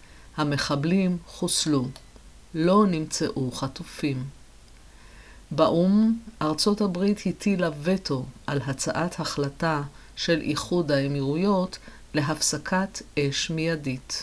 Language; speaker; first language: Hebrew; native; Hebrew